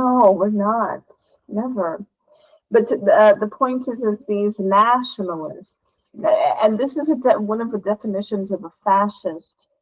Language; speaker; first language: English; non-native, fluent; Portuguese